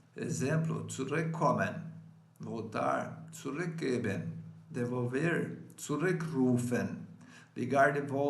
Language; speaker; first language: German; non-native, fluent; Portuguese